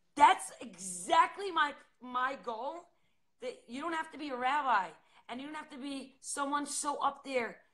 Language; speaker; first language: English; native; English